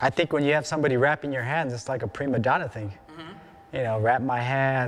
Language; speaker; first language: English; native; English